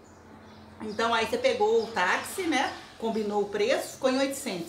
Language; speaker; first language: Portuguese; native; Portuguese